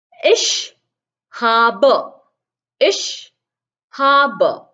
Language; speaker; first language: German; non-native, fluent; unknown